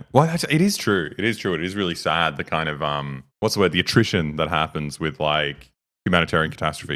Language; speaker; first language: English; native; English